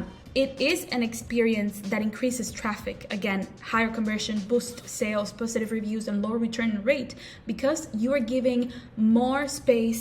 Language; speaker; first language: English; non-native, local second language; Spanish